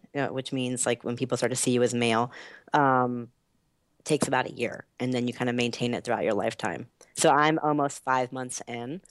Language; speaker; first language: English; native; English